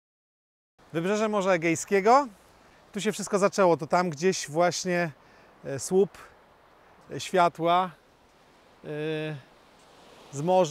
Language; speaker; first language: Polish; native; Polish